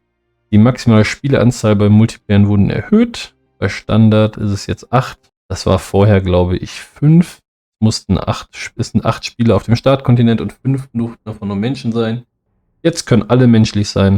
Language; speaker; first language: German; native; German